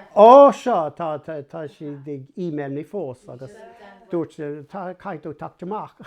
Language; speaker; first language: Irish; non-native, local second language; English